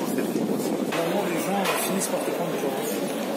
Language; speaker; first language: French; native; French